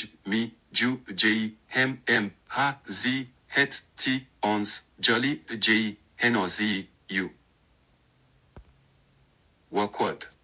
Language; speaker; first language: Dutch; non-native, learner; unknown